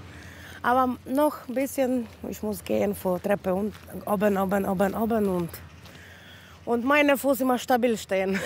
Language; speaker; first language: German; non-native, learner; Polish